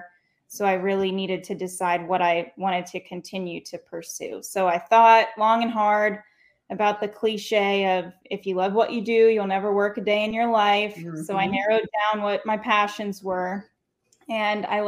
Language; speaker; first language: English; native; English